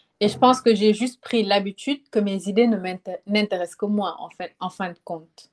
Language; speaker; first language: French; non-native, local second language; Wolof